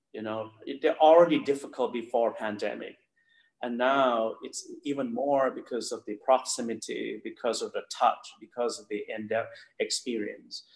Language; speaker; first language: English; non-native, fluent; Thai